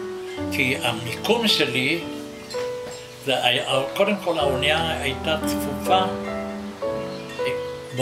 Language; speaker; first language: Hebrew; non-native, fluent; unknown